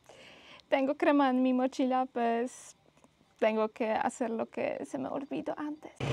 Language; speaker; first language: Spanish; non-native, fluent; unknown